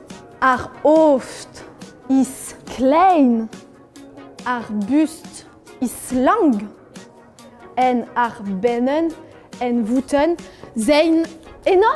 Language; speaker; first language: Dutch; non-native, learner; French